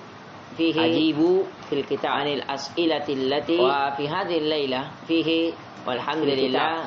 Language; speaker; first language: Arabic; non-native, fluent; Indonesian